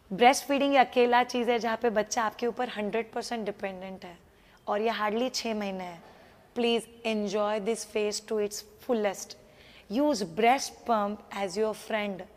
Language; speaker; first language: Hindi; non-native, local second language; Marathi